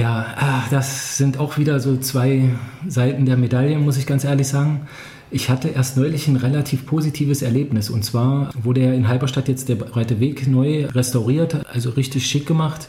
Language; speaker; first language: German; native; German